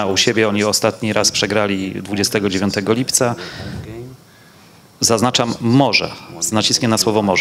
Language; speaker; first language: Polish; native; Polish